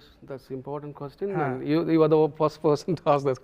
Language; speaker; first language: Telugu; non-native, learner; Tamil